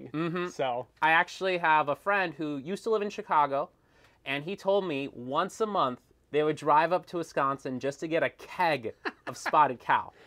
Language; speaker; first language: English; native; English